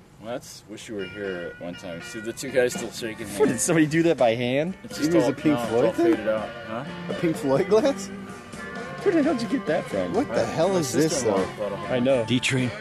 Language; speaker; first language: English; native; English